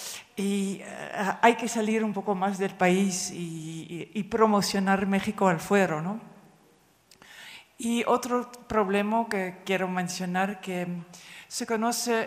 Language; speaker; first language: Spanish; non-native, fluent; Dutch